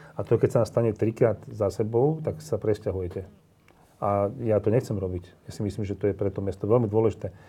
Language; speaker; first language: Slovak; native; Slovak